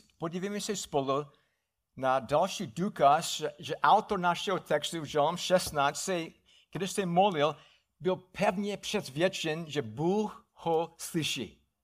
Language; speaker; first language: Czech; non-native, fluent; English